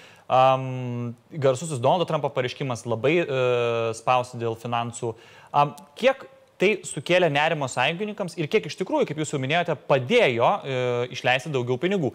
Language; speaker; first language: Lithuanian; native; Lithuanian